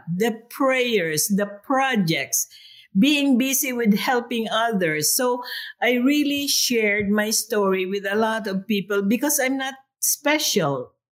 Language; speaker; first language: English; non-native, local second language; Hiligaynon